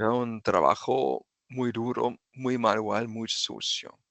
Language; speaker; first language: Spanish; non-native, fluent; German